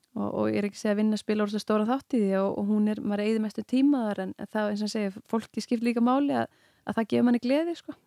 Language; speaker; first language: Icelandic; native; Icelandic